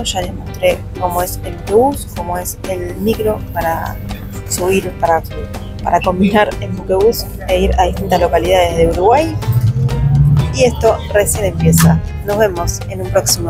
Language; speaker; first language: Spanish; native; Spanish